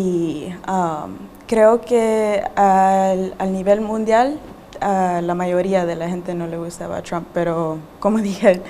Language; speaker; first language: Spanish; early bilingual, heritage; Spanish